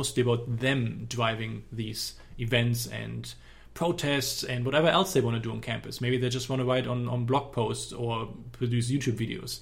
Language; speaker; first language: English; non-native, fluent; German